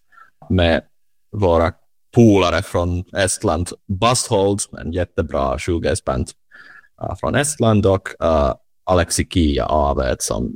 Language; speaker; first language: Swedish; non-native, learner; Finnish